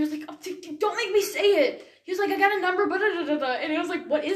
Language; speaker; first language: English; native; English